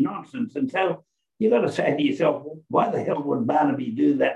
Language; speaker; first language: English; native; English